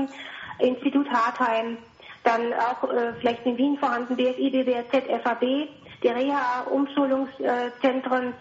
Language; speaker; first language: German; native; German